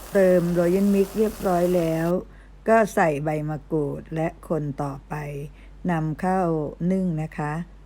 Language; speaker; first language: Thai; native; Thai